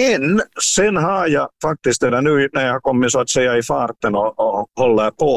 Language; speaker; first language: Swedish; native; Swedish